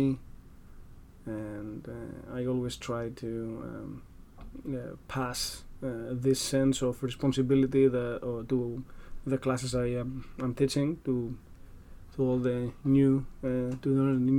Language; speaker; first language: English; non-native, fluent; Greek